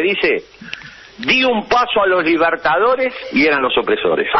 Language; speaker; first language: Spanish; native; Spanish